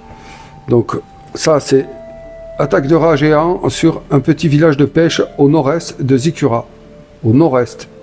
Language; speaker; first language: French; native; French